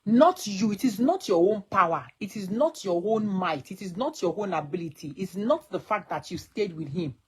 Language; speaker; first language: English; non-native, local second language; Yoruba